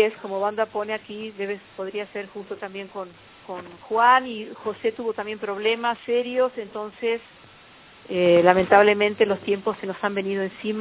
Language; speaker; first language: Spanish; native; Spanish